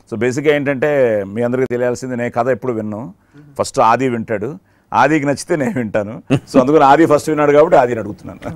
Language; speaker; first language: Telugu; native; Telugu